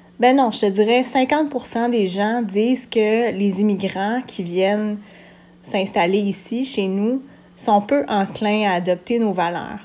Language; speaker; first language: French; native; French